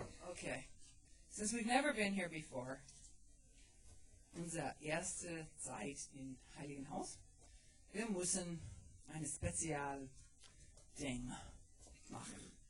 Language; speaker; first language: German; non-native, learner; English